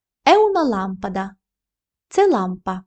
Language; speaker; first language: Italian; non-native, fluent; Ukrainian